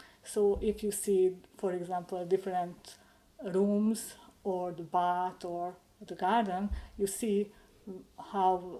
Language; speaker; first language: English; non-native, learner; Hungarian